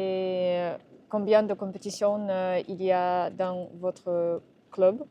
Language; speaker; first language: French; non-native, learner; Russian